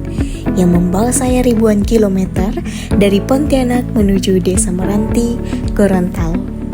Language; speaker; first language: Indonesian; native; Indonesian